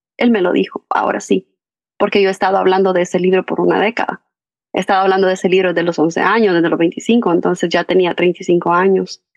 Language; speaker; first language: Spanish; native; Spanish